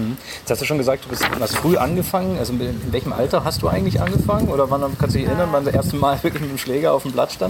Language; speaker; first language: German; native; German